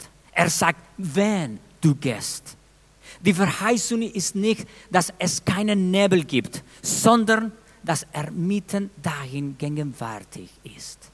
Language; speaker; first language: German; non-native, fluent; Spanish